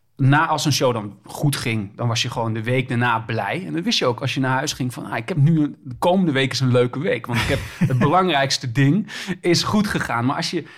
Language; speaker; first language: Dutch; native; Dutch